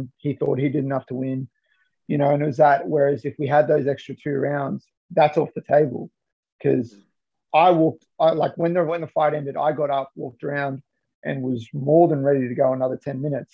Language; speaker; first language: English; native; English